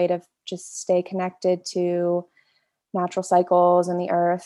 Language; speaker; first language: English; native; English